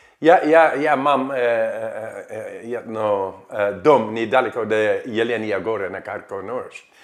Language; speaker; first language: Polish; non-native, learner; Dutch